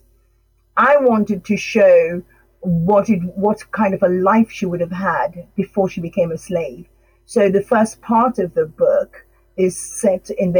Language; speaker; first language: English; non-native, local second language; Krio